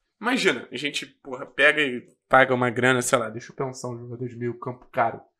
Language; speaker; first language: Portuguese; native; Portuguese